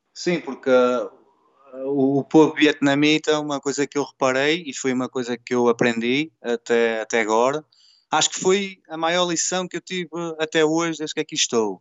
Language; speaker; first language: Portuguese; native; Portuguese